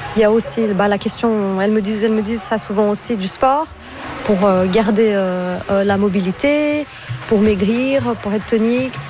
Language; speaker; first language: French; non-native, fluent; Portuguese